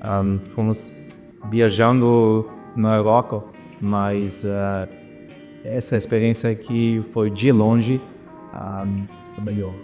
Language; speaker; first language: Portuguese; non-native, fluent; German